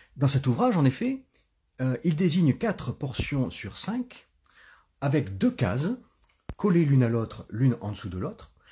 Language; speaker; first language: French; native; French